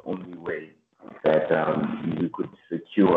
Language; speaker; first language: English; non-native, local second language; Shona